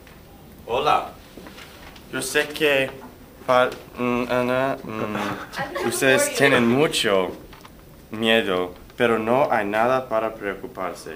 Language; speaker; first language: Spanish; non-native, learner; English